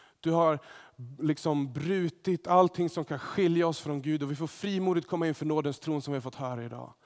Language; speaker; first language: Swedish; native; Swedish